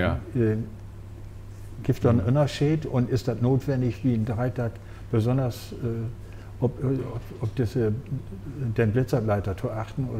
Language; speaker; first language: German; native; German